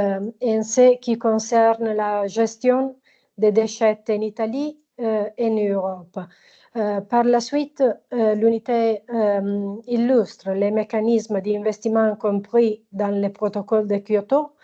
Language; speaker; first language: French; non-native, fluent; Italian